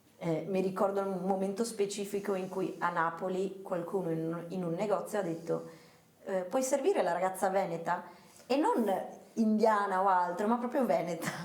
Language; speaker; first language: Italian; early bilingual, other home language; Hindi